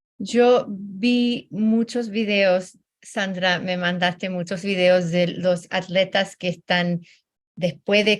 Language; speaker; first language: Spanish; early bilingual, heritage; Spanish